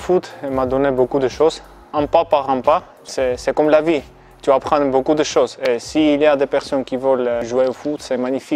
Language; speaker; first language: French; non-native, fluent; Armenian